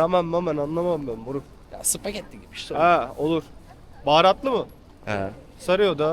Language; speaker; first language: Turkish; native; Turkish